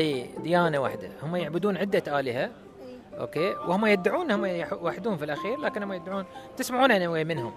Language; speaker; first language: Arabic; native; Arabic